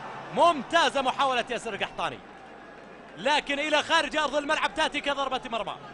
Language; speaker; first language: Arabic; native; Arabic